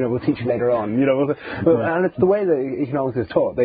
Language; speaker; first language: English; native; English